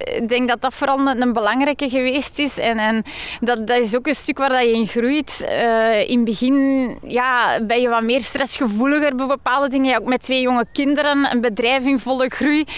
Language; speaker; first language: Dutch; native; Dutch